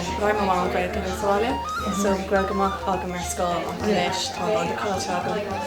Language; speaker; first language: Irish; non-native, local second language; English